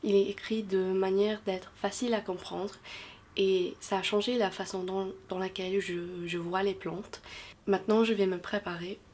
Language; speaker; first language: French; non-native, fluent; English